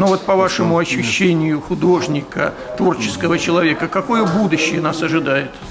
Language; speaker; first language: Russian; native; Russian